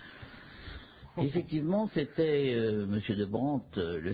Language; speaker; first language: French; native; French